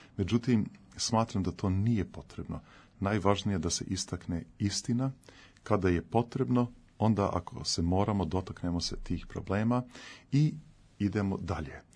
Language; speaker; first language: Serbian; early bilingual, heritage; Serbian